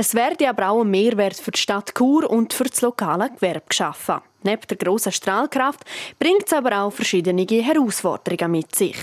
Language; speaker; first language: German; native; German